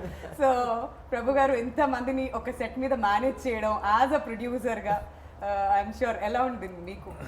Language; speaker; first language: Telugu; native; Telugu